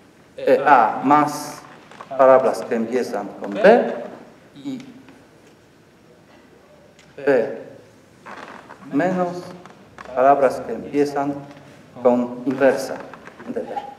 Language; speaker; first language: Spanish; non-native, learner; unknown